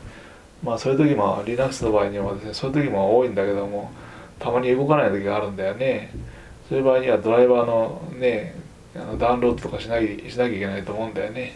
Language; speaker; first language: Japanese; native; Japanese